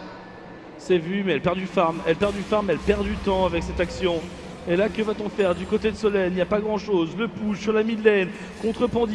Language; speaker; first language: French; native; French